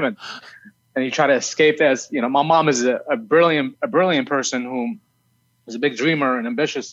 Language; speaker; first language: English; early bilingual, other home language; Arabic